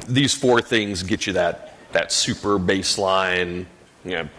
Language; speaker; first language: English; native; English